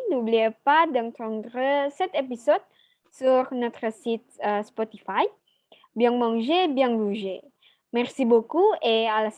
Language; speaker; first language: French; non-native, learner; Indonesian